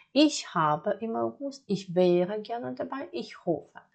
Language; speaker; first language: German; non-native, fluent; Ukrainian